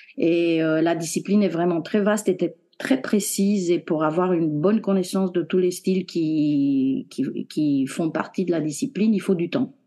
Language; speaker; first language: French; non-native, fluent; Romanian